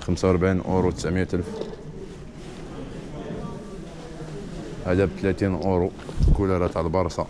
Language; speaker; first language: Arabic; native; Arabic